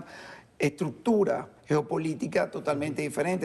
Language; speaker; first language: Spanish; native; Spanish